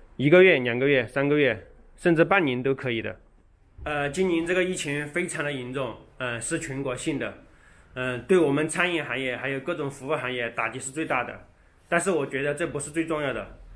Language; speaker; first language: Chinese; native; Chinese